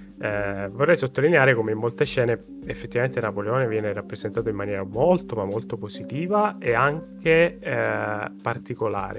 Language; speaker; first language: Italian; native; Italian